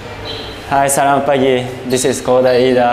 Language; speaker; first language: English; non-native, learner; Japanese